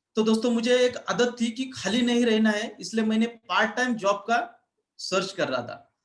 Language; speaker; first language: Hindi; non-native, local second language; Marathi